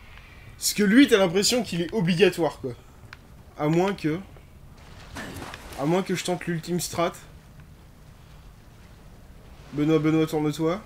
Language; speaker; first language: French; native; French